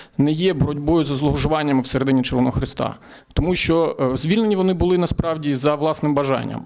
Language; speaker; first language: Ukrainian; native; Ukrainian